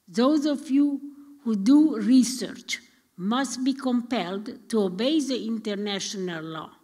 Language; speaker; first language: English; non-native, fluent; Romanian